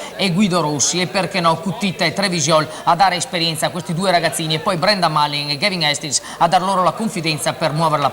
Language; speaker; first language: Italian; native; Italian